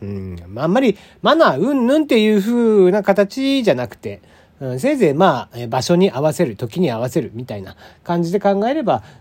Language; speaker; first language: Japanese; native; Japanese